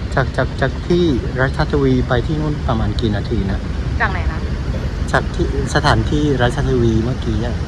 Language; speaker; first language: Thai; non-native, fluent; Vietnamese